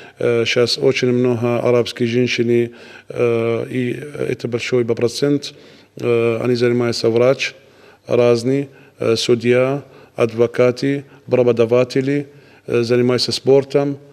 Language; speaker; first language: Russian; non-native, learner; Arabic